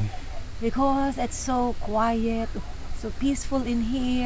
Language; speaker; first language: English; non-native, fluent; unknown